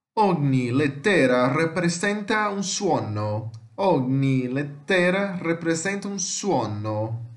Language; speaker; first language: Italian; non-native, fluent; Portuguese